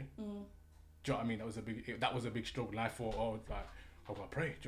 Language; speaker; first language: English; native; English